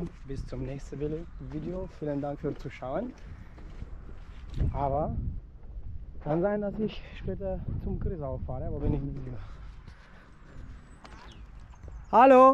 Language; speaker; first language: German; non-native, fluent; Polish